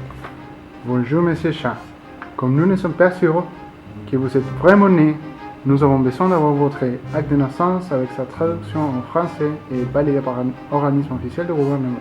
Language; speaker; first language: French; non-native, learner; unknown